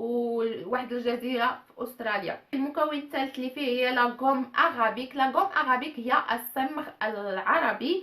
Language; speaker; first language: Arabic; native; Arabic